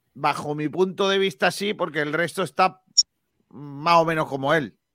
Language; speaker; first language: Spanish; native; Spanish